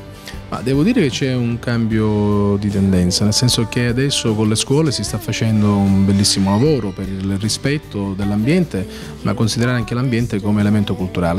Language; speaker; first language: Italian; native; Italian